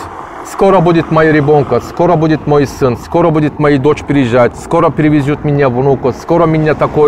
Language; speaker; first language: Russian; non-native, learner; Turkish